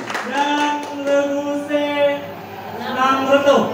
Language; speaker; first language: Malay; non-native, local second language; Achinese